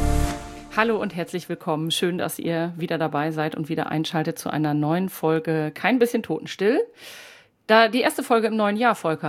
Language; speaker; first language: German; native; German